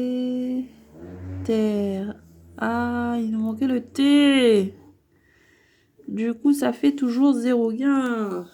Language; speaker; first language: French; native; French